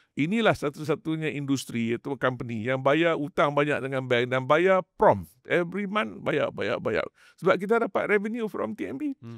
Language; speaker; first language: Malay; native; Malay